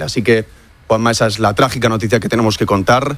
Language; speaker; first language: Spanish; native; Spanish